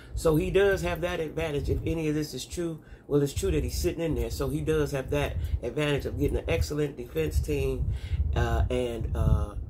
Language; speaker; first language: English; native; English